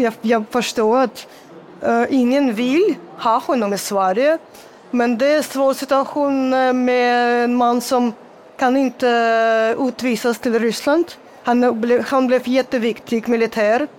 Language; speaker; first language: Swedish; non-native, fluent; Russian